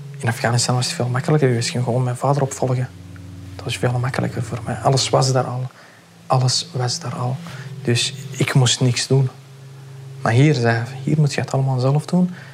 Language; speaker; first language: Dutch; early bilingual, other home language; Pashto